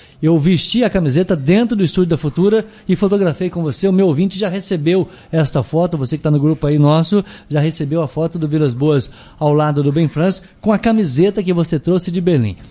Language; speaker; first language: Portuguese; native; Portuguese